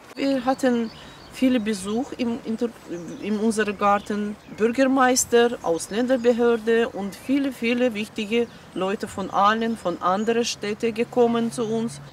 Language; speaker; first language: German; non-native, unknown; Azerbaijani